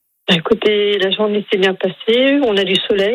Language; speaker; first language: French; native; French